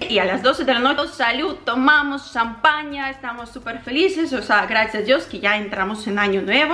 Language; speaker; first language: Spanish; non-native, fluent; Ukrainian